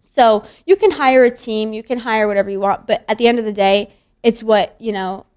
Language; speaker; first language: English; native; English